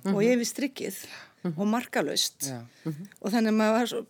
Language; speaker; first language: Icelandic; native; Icelandic